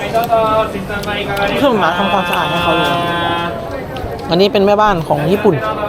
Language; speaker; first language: Thai; native; Thai